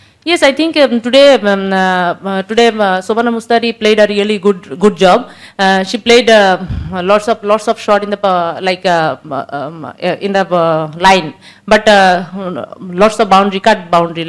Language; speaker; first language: English; non-native, learner; Bangla